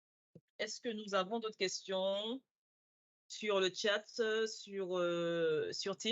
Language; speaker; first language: French; native; French